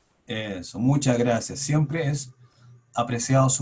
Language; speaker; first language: Spanish; native; Spanish